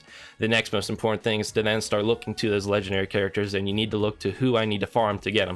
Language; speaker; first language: English; native; English